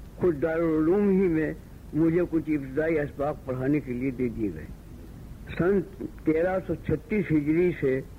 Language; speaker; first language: Urdu; native; Urdu